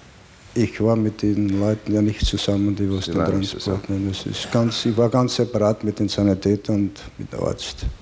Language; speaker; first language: German; native; German